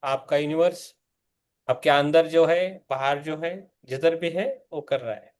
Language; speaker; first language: Hindi; native; Hindi